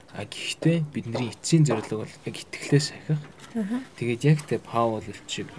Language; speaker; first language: Mongolian; native; Mongolian